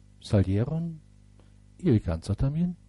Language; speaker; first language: Spanish; non-native, fluent; German